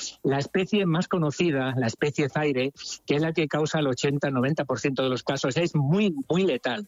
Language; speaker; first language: Spanish; native; Spanish